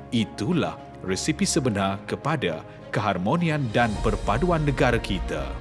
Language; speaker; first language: Malay; native; Malay